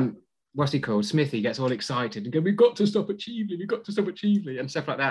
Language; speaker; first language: English; native; English